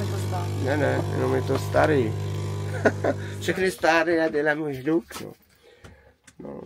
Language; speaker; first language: Czech; non-native, learner; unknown